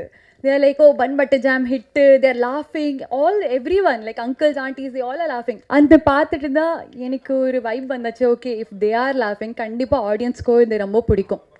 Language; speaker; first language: Tamil; non-native, fluent; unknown